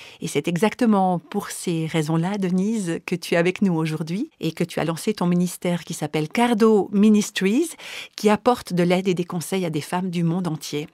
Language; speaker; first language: French; native; French